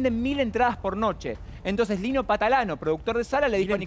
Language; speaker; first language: Spanish; native; Spanish